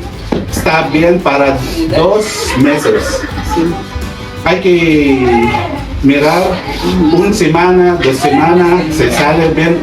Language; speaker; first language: Spanish; non-native, learner; Filipino